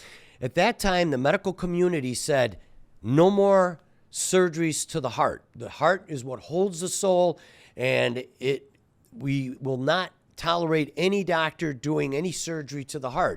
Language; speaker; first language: English; native; English